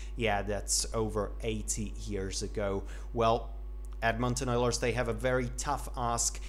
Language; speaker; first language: English; non-native, fluent; Slovak